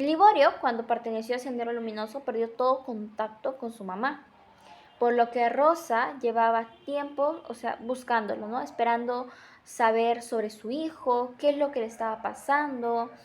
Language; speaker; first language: Spanish; native; Spanish